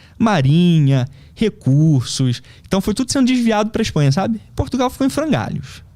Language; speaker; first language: Portuguese; native; Portuguese